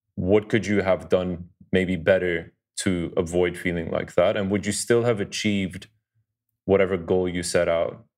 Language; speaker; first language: English; early bilingual, other home language; Dutch